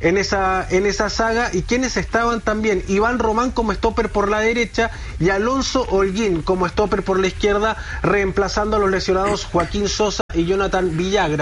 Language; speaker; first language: Spanish; native; Spanish